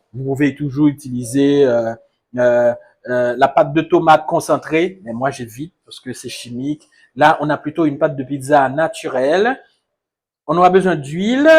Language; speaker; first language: French; non-native, local second language; Haitian Creole